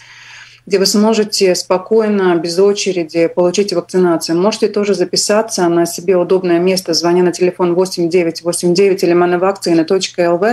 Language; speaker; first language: Russian; non-native, local second language; Latvian